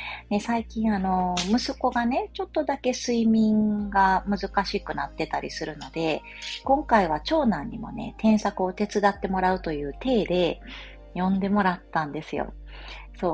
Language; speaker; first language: Japanese; native; Japanese